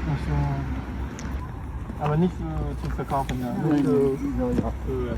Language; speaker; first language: German; non-native, learner; Filipino